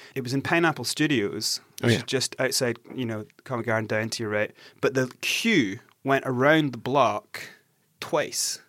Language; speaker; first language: English; native; English